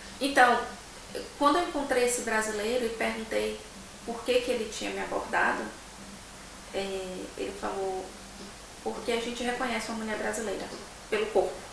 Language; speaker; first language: Portuguese; native; Portuguese